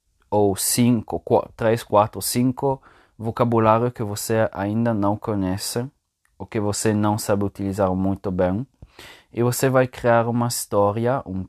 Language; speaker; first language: Portuguese; non-native, fluent; Italian